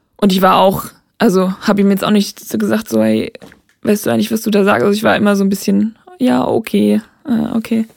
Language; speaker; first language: German; native; German